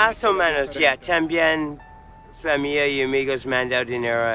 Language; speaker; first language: Spanish; non-native, learner; English